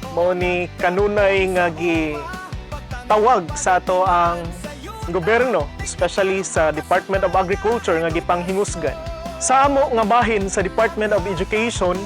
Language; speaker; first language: Cebuano; native; Cebuano